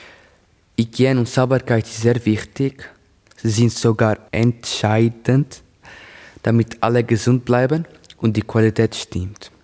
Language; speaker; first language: German; non-native, learner; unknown